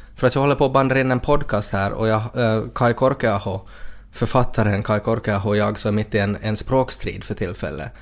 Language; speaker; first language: Swedish; native; Swedish